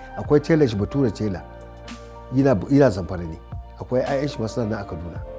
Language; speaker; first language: Hausa; native; Hausa